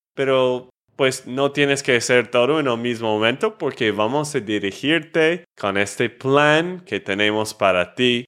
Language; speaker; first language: Spanish; non-native, learner; English